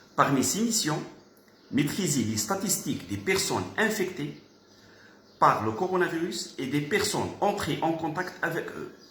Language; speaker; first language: French; non-native, local second language; Arabic